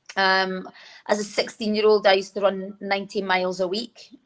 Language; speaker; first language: English; native; English